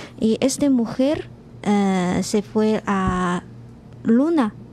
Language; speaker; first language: Spanish; non-native, learner; Chinese